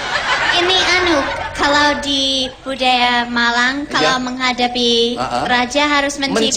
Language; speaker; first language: Indonesian; non-native, fluent; English